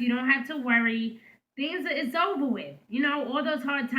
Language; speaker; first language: English; native; English